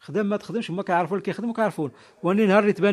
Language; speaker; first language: Arabic; native; Arabic